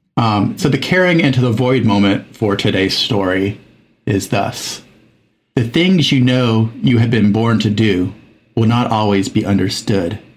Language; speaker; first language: English; early bilingual, other home language; Spanish